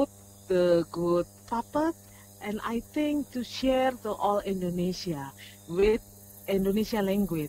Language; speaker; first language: English; non-native, learner; Indonesian